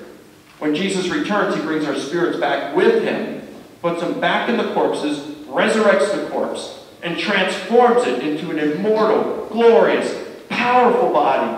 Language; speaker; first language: English; native; English